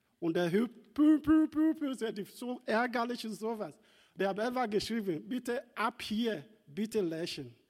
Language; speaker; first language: German; non-native, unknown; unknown